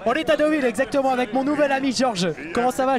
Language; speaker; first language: French; native; French